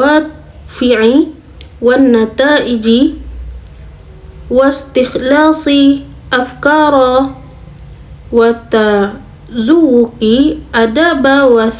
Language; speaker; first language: Arabic; non-native, learner; Indonesian